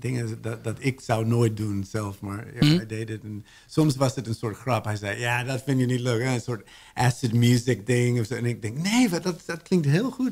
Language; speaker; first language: Dutch; non-native, learner; English